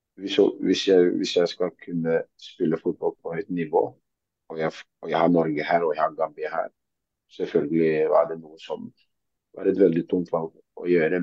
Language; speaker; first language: Norwegian; early bilingual, other home language; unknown